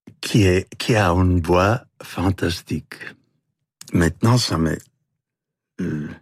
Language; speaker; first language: French; non-native, fluent; Italian